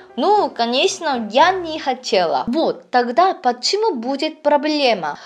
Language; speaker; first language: Russian; non-native, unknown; Korean